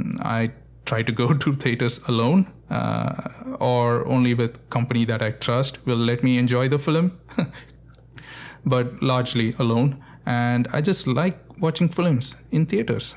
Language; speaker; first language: English; non-native, local second language; Tamil